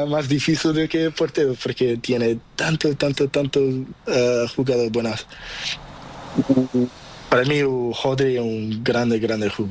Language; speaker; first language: Spanish; non-native, learner; Portuguese